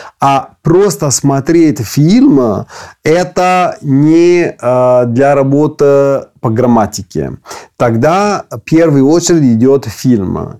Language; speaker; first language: Russian; non-native, fluent; Italian